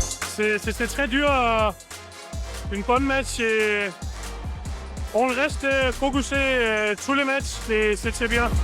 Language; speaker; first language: French; non-native, learner; Danish